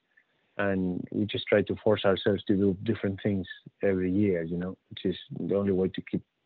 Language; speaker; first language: English; non-native, fluent; Spanish